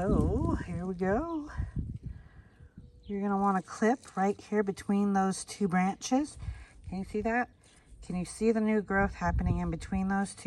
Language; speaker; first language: English; native; English